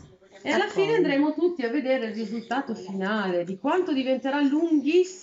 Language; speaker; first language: Italian; native; Italian